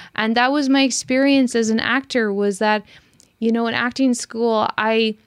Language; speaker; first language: English; native; English